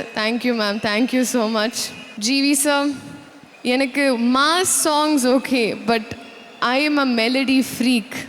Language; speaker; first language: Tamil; non-native, fluent; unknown